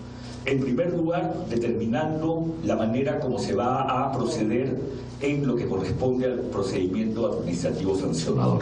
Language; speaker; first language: Spanish; native; Spanish